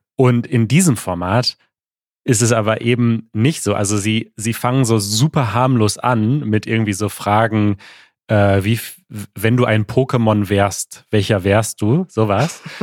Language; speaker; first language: German; native; German